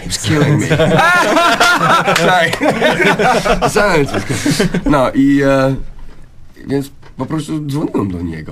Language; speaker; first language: Polish; non-native, learner; English